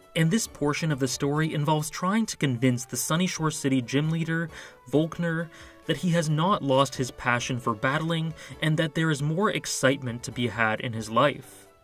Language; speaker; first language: English; native; English